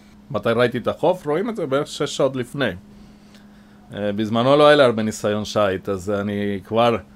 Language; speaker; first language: Hebrew; non-native, fluent; Spanish